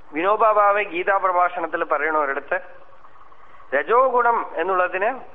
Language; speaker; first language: Malayalam; non-native, local second language; Tamil